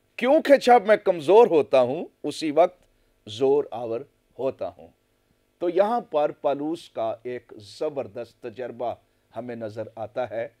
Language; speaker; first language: Urdu; non-native, local second language; Punjabi